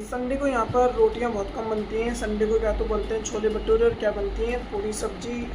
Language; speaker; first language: Hindi; native; Hindi